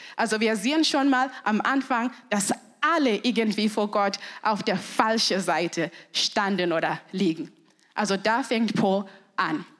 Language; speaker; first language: German; non-native, fluent; Shona